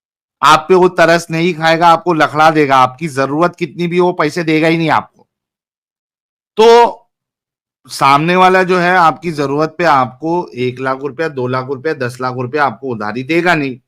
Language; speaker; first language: Hindi; native; Hindi